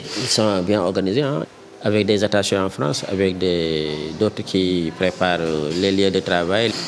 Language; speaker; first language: French; non-native, local second language; Wolof